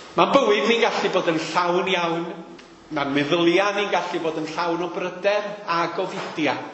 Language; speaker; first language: Welsh; native; Welsh